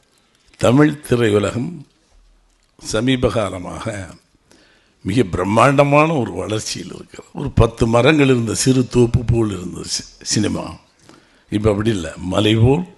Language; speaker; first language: Tamil; native; Tamil